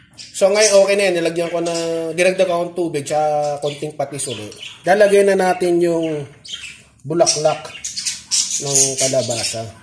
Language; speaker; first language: Filipino; native; Filipino